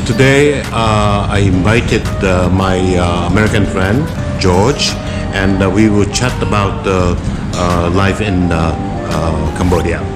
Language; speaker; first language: English; non-native, fluent; Khmer